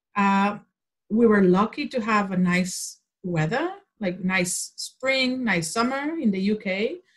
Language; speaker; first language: English; non-native, fluent; Spanish